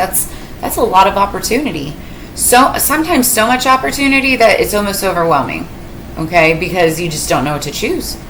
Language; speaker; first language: English; native; English